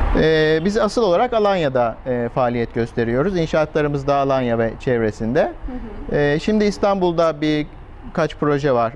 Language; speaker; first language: Turkish; native; Turkish